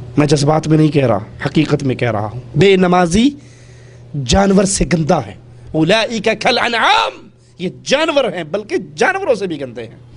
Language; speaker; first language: Urdu; native; Urdu